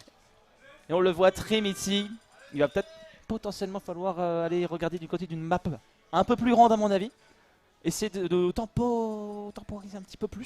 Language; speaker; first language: French; native; French